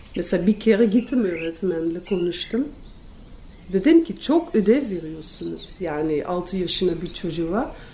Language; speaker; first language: Turkish; non-native, fluent; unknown